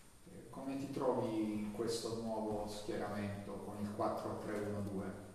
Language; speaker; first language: Italian; native; Italian